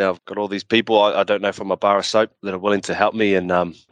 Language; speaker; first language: English; native; English